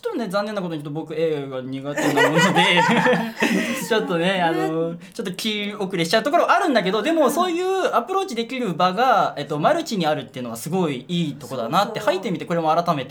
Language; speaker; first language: Japanese; native; Japanese